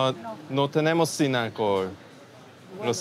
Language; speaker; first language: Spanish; non-native, learner; Korean